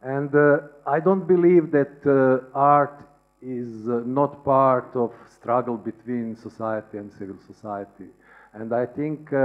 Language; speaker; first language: English; non-native, learner; Serbian